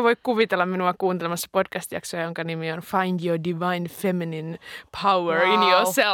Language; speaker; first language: Finnish; native; Finnish